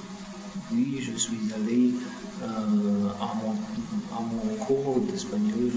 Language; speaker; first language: French; non-native, learner; Russian